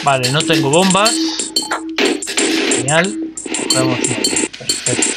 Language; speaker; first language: Spanish; native; Spanish